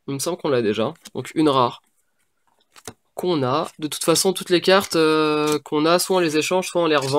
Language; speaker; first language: French; native; French